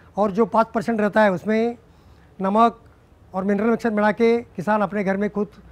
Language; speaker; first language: Hindi; non-native, local second language; Marathi